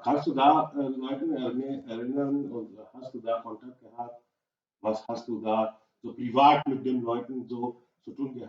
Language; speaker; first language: German; non-native, learner; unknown